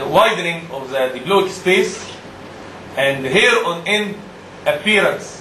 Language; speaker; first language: English; non-native, fluent; Arabic